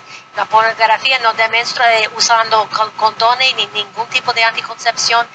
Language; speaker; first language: Spanish; non-native, fluent; English